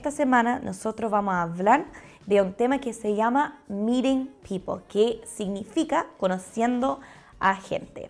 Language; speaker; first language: Spanish; non-native, fluent; English